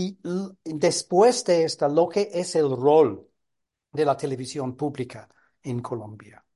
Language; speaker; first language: Spanish; non-native, fluent; English